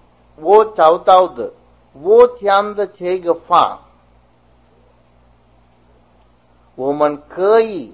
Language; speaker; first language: Chinese; non-native, fluent; Sinhala